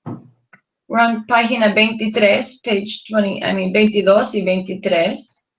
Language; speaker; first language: Spanish; non-native, learner; English